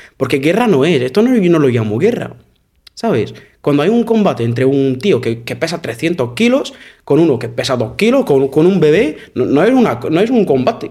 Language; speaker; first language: Spanish; non-native, fluent; Arabic